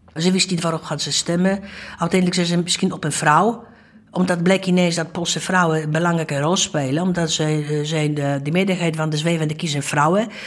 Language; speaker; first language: Dutch; non-native, fluent; Polish